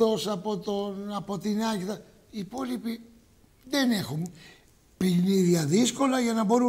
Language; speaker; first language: Greek; early bilingual, heritage; Greek